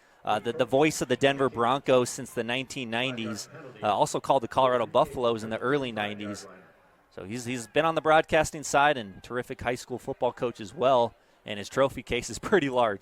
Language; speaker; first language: English; native; English